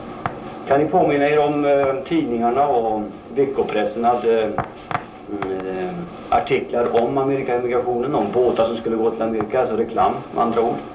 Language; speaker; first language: Swedish; native; Swedish